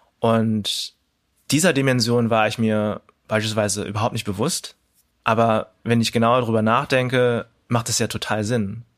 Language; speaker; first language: German; early bilingual, other home language; Cantonese